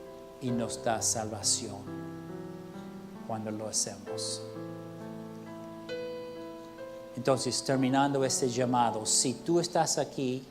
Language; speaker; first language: Spanish; non-native, fluent; English